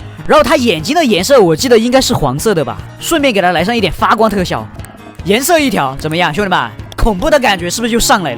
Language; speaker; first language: Chinese; native; Chinese